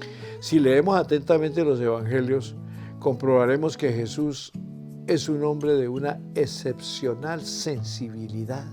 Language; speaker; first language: Spanish; native; Spanish